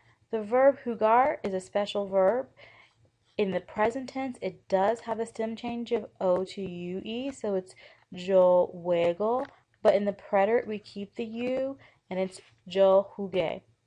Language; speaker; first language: English; native; English